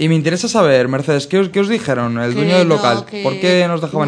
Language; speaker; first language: Spanish; native; Spanish